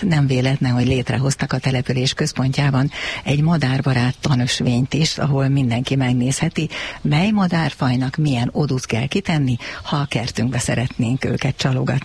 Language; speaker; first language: Hungarian; native; Hungarian